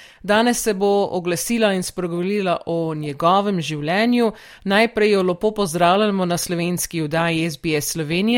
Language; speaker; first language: Slovenian; native; Slovenian